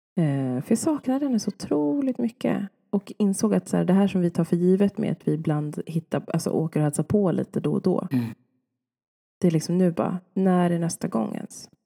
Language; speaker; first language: Swedish; native; Swedish